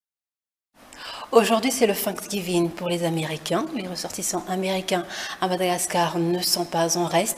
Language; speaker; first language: French; non-native, local second language; Malagasy